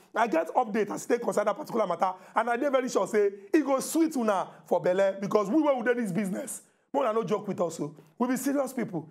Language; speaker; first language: Nigerian Pidgin; native; Nigerian Pidgin